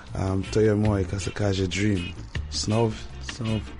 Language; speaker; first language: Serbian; non-native, learner; English